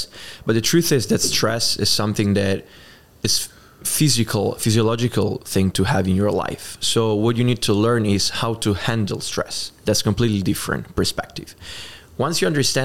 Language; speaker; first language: English; non-native, fluent; Italian